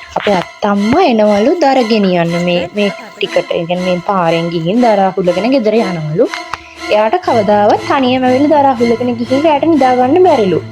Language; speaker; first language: Sinhala; native; Sinhala